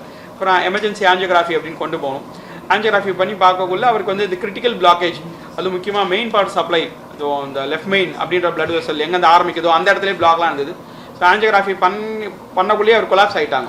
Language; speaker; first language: Tamil; native; Tamil